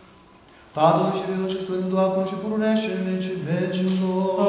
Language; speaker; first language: Romanian; native; Romanian